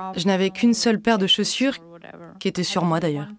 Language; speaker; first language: French; non-native, fluent; Ukrainian